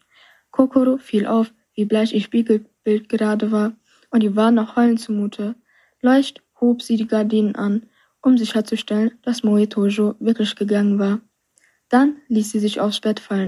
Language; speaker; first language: German; native; German